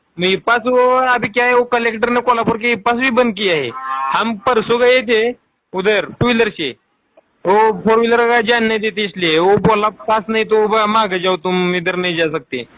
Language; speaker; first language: Hindi; non-native, local second language; Marathi